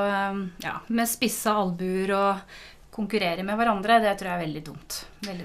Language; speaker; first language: Norwegian; native; Norwegian